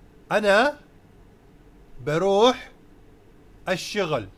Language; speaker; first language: Arabic; non-native, fluent; Urdu